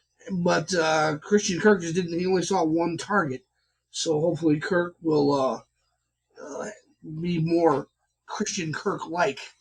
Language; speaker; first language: English; native; English